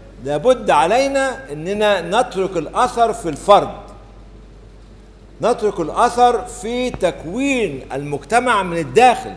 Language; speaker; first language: Arabic; native; Arabic